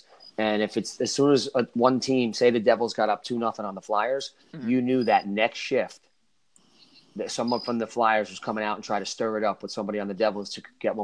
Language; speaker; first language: English; native; English